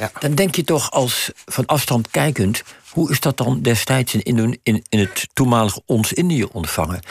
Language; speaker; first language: Dutch; native; Dutch